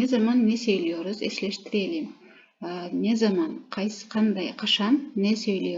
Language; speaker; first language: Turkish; non-native, fluent; Kazakh